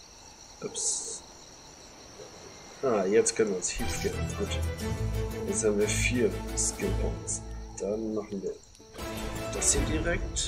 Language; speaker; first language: German; native; German